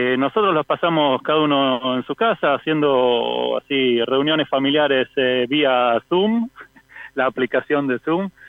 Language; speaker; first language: Spanish; native; Spanish